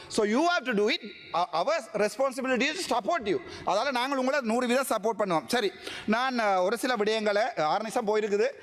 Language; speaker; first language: Sinhala; non-native, local second language; Tamil